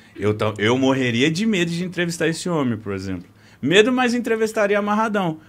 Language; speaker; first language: Portuguese; native; Portuguese